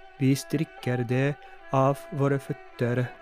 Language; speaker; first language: Norwegian; non-native, fluent; Polish